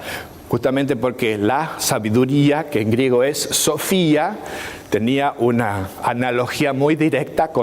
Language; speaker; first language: Spanish; native; Spanish